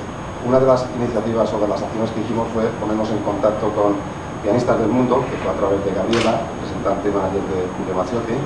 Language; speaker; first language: Spanish; non-native, local second language; Catalan